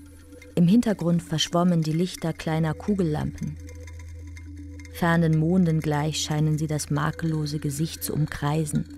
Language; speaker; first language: German; native; German